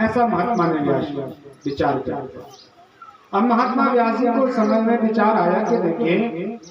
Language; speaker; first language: Hindi; native; Hindi